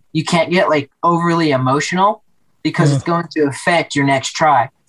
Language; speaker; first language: English; native; English